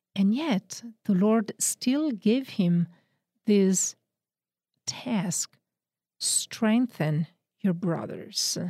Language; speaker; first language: English; non-native, fluent; Italian